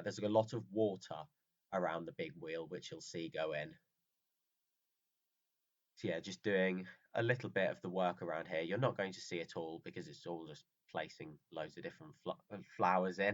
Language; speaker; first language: English; native; English